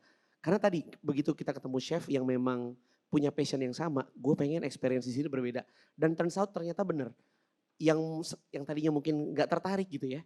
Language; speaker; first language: Indonesian; native; Indonesian